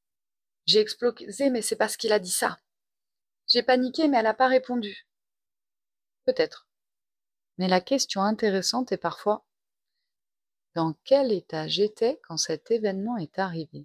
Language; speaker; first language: French; native; French